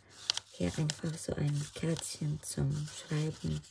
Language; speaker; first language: German; non-native, fluent; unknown